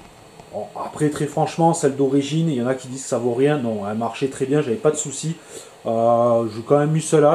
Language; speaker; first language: French; native; French